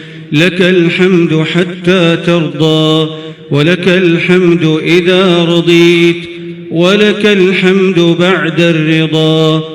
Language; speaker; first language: Arabic; native; Arabic